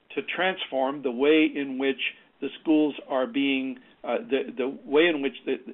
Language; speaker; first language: English; native; English